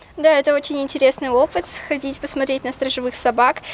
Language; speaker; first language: Russian; native; Russian